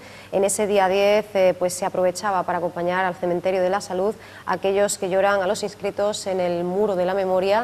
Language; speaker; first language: Spanish; native; Spanish